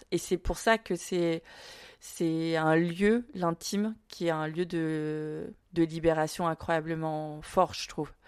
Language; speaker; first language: French; early bilingual, other home language; Vietnamese